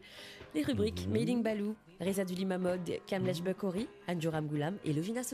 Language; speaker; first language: French; non-native, local second language; Morisyen